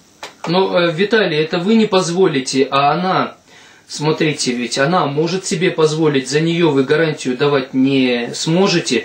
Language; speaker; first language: Russian; native; Russian